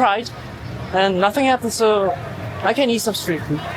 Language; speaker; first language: English; non-native, learner; Korean